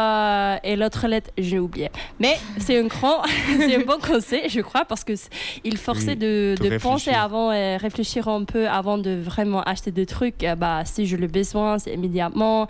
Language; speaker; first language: French; non-native, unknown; Swedish